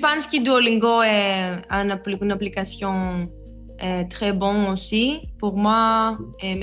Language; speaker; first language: French; non-native, learner; Greek